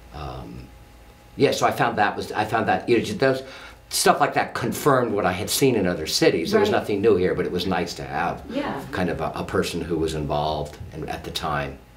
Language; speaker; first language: English; native; English